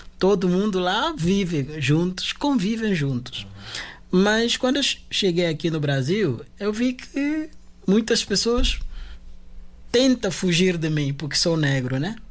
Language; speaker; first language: Portuguese; non-native, local second language; Upper Guinea Crioulo